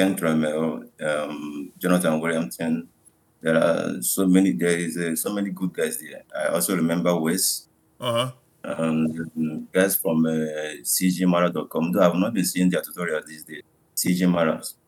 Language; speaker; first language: English; non-native, local second language; Igbo